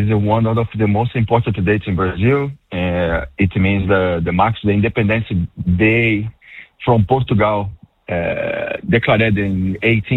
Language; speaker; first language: English; non-native, fluent; Portuguese